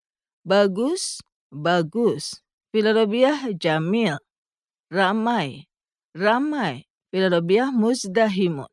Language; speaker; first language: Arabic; non-native, fluent; Indonesian